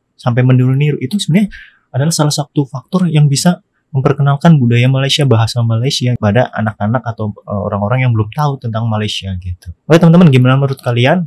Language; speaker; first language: Indonesian; native; Indonesian